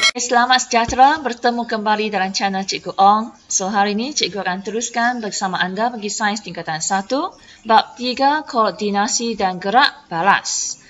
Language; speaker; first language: Malay; non-native, local second language; Chinese